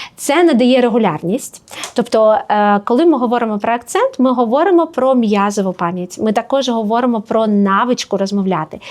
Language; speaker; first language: Ukrainian; native; Ukrainian